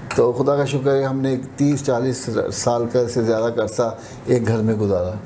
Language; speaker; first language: Urdu; native; Urdu